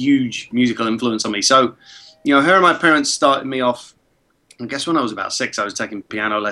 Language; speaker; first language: English; early bilingual, other home language; Czech